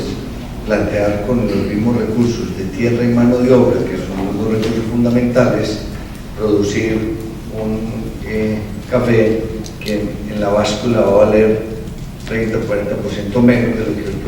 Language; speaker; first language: Spanish; native; Spanish